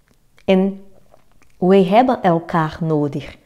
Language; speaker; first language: Dutch; non-native, fluent; Portuguese